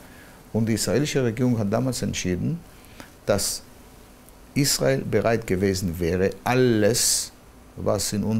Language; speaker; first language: German; non-native, fluent; Hebrew